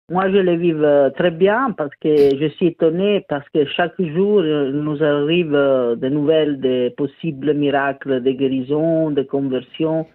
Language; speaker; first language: French; non-native, fluent; Italian